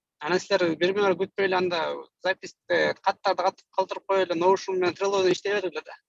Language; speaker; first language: Kyrgyz; native; Kyrgyz